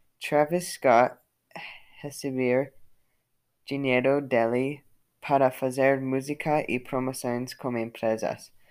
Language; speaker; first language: Portuguese; non-native, learner; English